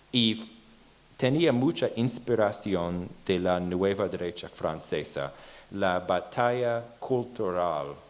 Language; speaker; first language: Spanish; non-native, fluent; English